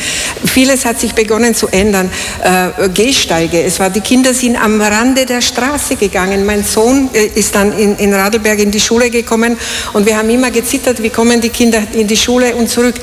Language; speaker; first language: German; non-native, fluent; Slovak